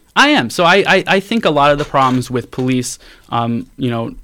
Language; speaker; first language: English; native; English